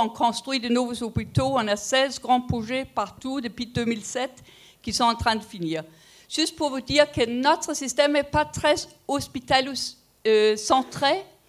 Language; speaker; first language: French; non-native, fluent; Danish